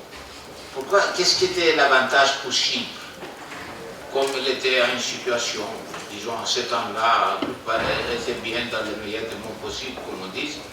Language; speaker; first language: French; non-native, fluent; Greek